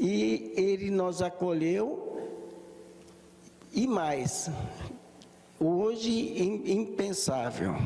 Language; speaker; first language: Portuguese; early bilingual, other home language; Japanese